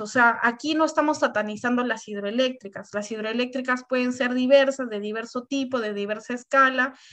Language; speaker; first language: Spanish; native; Spanish